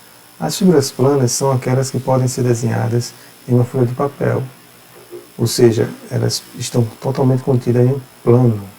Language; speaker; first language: Portuguese; native; Portuguese